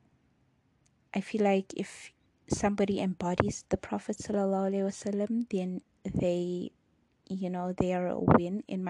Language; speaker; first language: English; non-native, local second language; Nyanja